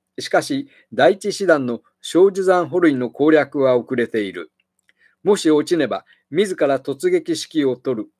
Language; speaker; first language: Japanese; native; Japanese